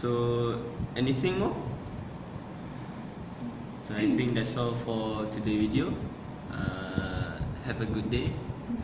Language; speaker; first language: English; non-native, local second language; Malay